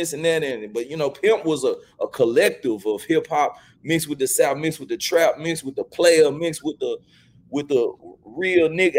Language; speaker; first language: English; native; English